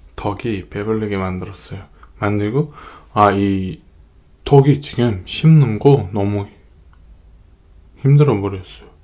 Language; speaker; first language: Korean; non-native, fluent; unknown